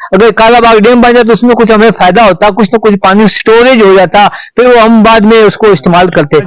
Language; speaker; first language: Urdu; non-native, local second language; Punjabi